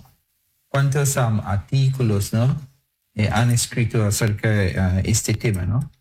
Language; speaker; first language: Spanish; non-native, fluent; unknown